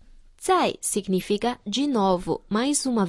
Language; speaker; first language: Portuguese; non-native, fluent; Chinese